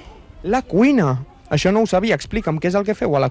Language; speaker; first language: Catalan; native; Catalan